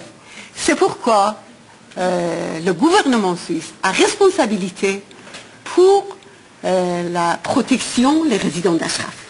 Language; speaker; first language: French; non-native, fluent; Persian